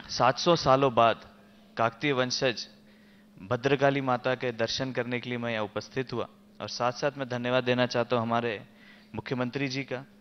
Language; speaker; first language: Hindi; native; Hindi